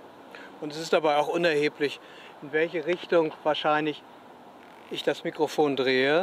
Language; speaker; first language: German; native; German